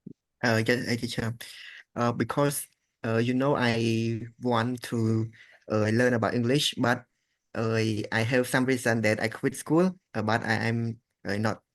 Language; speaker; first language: English; non-native, learner; Khmer